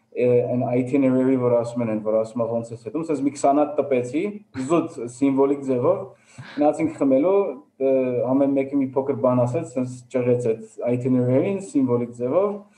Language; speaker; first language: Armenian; early bilingual, heritage; Armenian